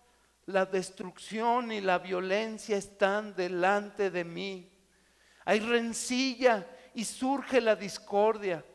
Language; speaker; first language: Spanish; native; Spanish